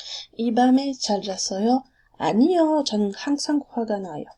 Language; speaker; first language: Korean; non-native, fluent; French